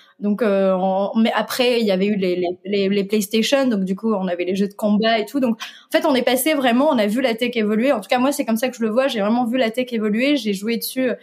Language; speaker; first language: French; non-native, local second language; Arabic